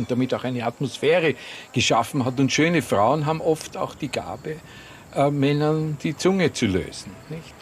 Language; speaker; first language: German; native; German